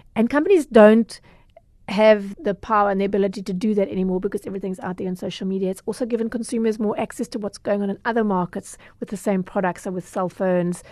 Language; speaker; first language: English; native; English